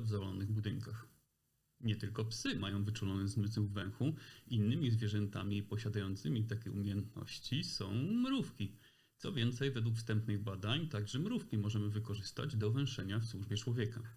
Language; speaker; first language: Polish; native; Polish